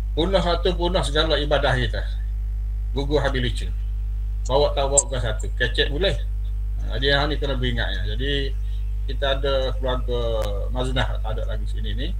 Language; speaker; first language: Malay; native; Malay